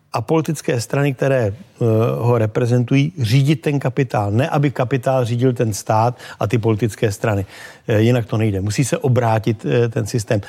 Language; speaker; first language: Czech; native; Czech